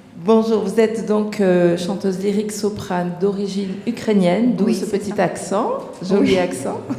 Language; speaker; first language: French; native; French